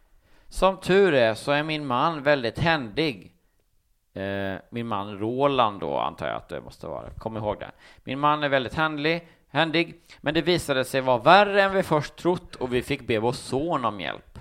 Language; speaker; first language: Swedish; native; Swedish